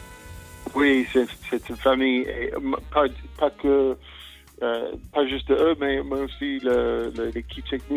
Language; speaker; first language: French; non-native, fluent; English